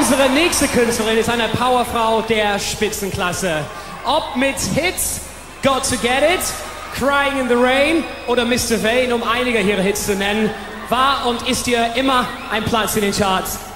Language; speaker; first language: German; native; German